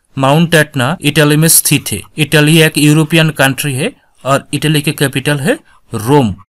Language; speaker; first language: Hindi; non-native, local second language; Bangla